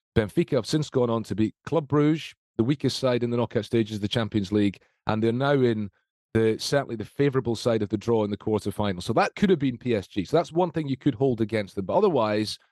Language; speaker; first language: English; native; English